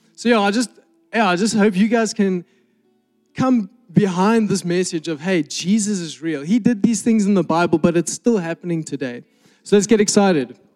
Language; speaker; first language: English; native; English